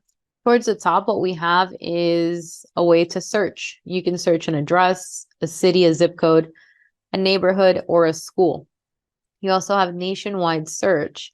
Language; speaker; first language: English; native; English